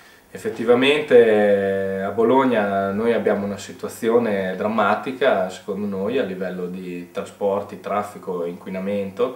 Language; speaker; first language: Italian; native; Italian